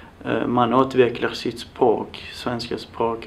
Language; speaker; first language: Swedish; non-native, fluent; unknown